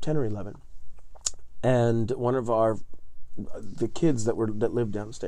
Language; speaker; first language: English; non-native, fluent; Italian